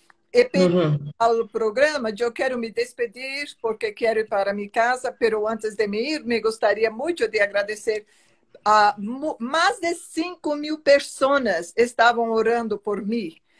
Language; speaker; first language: Spanish; non-native, fluent; Portuguese